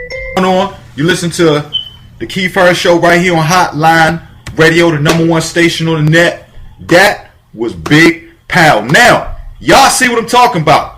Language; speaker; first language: English; native; English